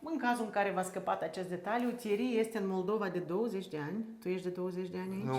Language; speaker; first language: Romanian; native; Romanian